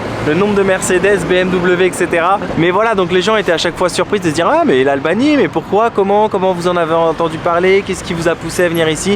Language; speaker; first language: French; native; French